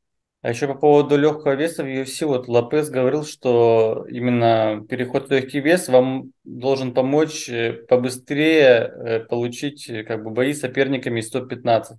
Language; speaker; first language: Russian; native; Russian